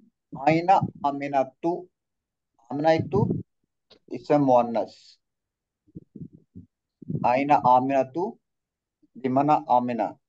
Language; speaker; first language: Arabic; non-native, fluent; Malay